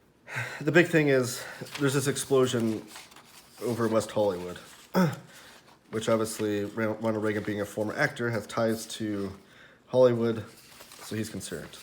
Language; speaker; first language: English; native; English